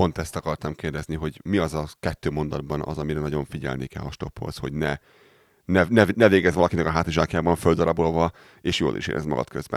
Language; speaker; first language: Hungarian; native; Hungarian